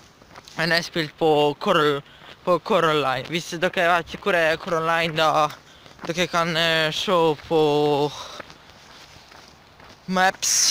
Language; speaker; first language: Norwegian; non-native, learner; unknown